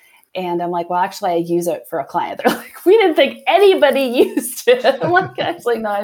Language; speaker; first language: English; native; English